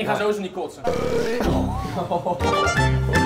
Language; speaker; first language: Dutch; native; Dutch